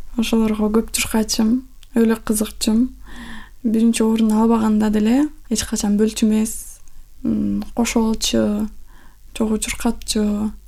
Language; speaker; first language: Kyrgyz; non-native, local second language; Russian